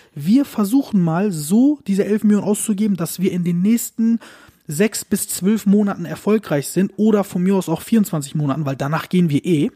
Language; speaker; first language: German; early bilingual, other home language; Turkish